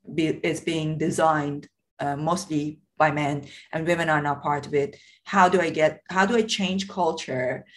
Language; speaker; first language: English; non-native, fluent; Persian